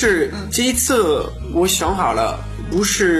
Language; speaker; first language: Chinese; non-native, learner; French